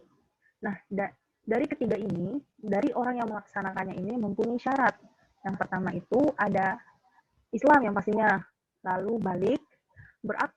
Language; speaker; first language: Indonesian; native; Indonesian